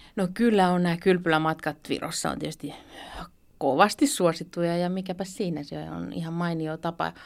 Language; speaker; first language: Finnish; native; Finnish